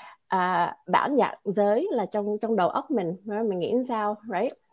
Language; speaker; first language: Vietnamese; early bilingual, heritage; Vietnamese